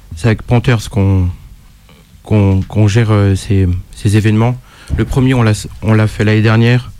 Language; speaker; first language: French; native; French